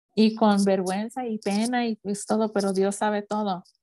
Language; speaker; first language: Spanish; early bilingual, heritage; Spanish